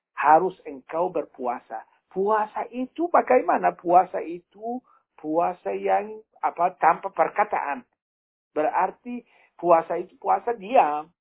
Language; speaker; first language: Indonesian; non-native, fluent; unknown